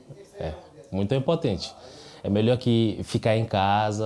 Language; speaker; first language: Portuguese; non-native, fluent; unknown